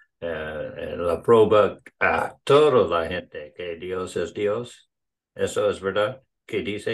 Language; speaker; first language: Spanish; non-native, learner; English